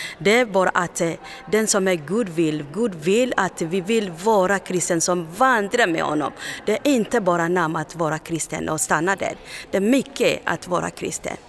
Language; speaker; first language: Swedish; non-native, learner; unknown